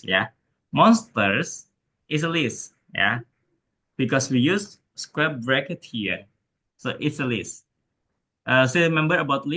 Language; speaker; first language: English; non-native, learner; Indonesian